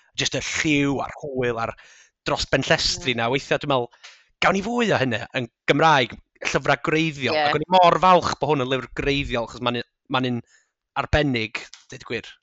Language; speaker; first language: Welsh; native; Welsh